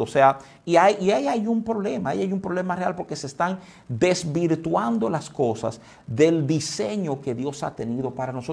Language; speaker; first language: Spanish; native; Spanish